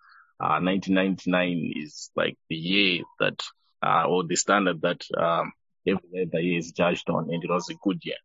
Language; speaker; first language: English; non-native, local second language; Shona